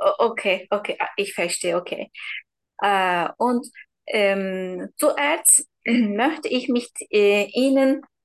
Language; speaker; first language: German; non-native, learner; Turkish